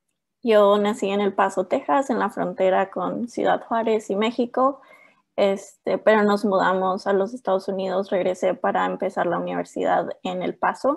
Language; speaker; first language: Spanish; non-native, local second language; English